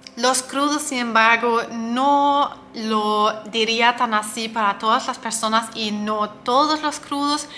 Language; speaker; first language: Spanish; non-native, fluent; German